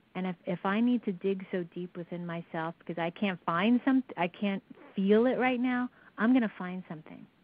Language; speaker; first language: English; native; English